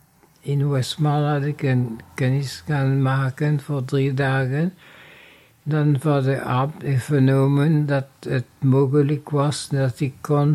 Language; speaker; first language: Dutch; non-native, fluent; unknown